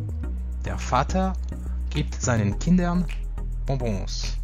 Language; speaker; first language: German; non-native, fluent; French